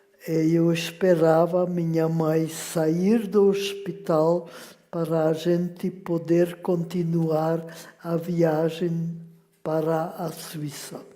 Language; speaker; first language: Portuguese; non-native, fluent; French